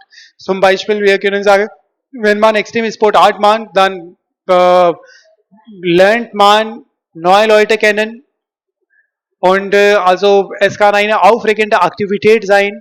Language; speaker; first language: German; non-native, learner; Hindi